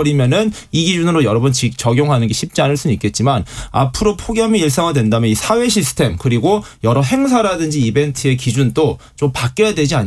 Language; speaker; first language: Korean; native; Korean